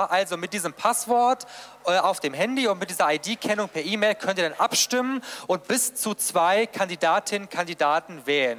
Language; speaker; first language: German; native; German